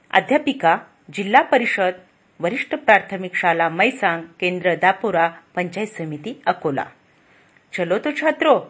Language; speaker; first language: Hindi; non-native, local second language; Marathi